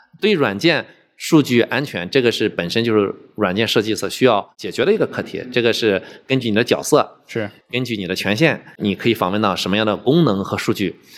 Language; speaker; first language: Chinese; native; Chinese